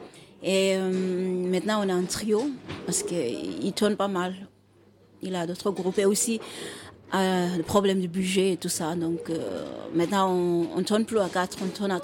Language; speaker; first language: French; non-native, fluent; Xhosa